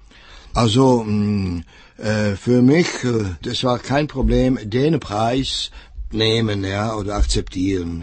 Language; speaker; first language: German; non-native, fluent; Czech